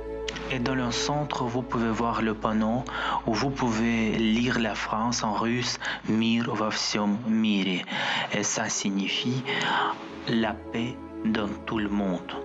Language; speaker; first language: French; non-native, fluent; Russian